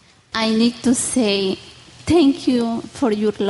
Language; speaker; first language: English; non-native, learner; Portuguese